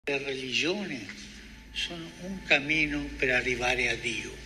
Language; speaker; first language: Italian; early bilingual, heritage; Spanish